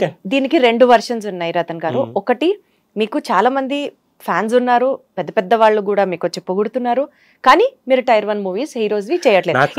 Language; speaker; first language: Telugu; native; Telugu